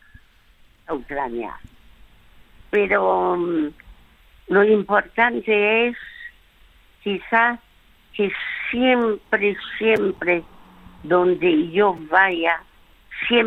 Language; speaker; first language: Spanish; early bilingual, other home language; French